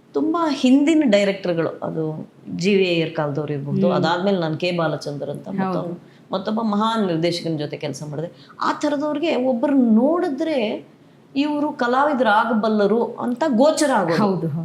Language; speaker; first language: Kannada; native; Kannada